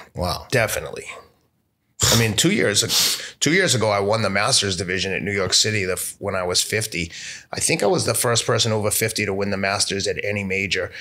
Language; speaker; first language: English; native; English